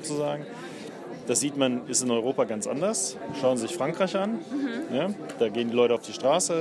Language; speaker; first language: German; native; German